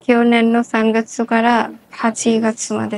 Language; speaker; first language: Japanese; non-native, learner; Bangla